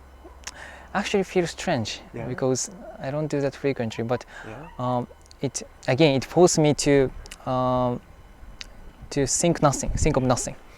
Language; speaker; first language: English; non-native, fluent; Japanese